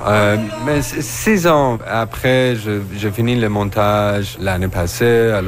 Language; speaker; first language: French; non-native, learner; Persian